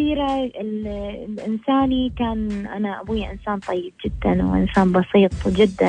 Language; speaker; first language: Arabic; native; Arabic